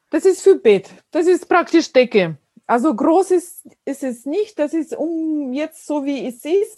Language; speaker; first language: German; non-native, fluent; Russian